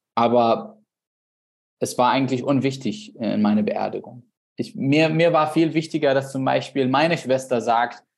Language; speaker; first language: German; non-native, fluent; Arabic